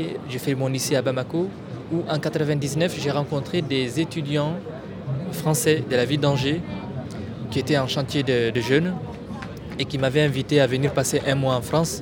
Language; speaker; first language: French; non-native, local second language; Tamasheq